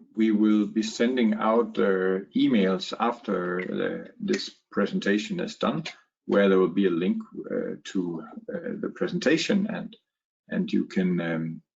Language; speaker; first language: English; non-native, fluent; Danish